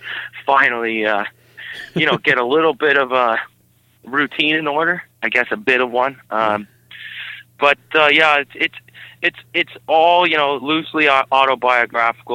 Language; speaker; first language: English; native; English